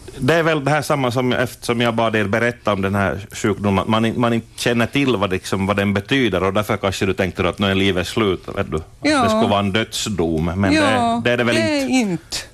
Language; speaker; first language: Swedish; native; Swedish